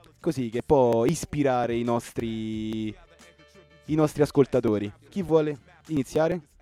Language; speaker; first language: Italian; native; Italian